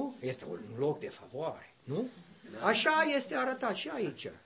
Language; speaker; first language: Romanian; non-native, learner; English